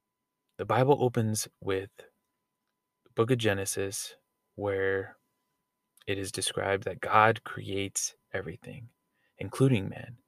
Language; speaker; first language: English; native; English